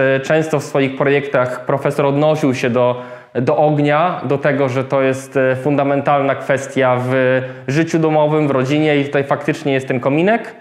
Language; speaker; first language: Polish; native; Polish